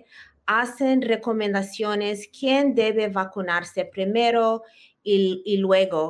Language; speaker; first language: Spanish; early bilingual, heritage; Spanish